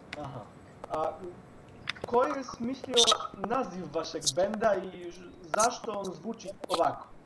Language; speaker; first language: Serbian; non-native, fluent; Polish